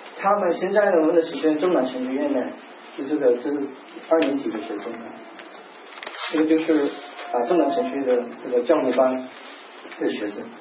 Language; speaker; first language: Chinese; non-native, learner; English